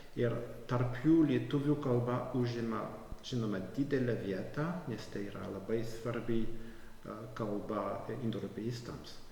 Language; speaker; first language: Lithuanian; non-native, fluent; French